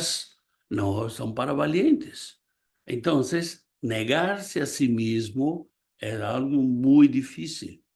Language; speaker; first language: Spanish; non-native, fluent; Portuguese